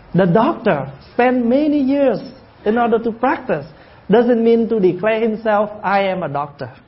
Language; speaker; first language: English; early bilingual, other home language; Vietnamese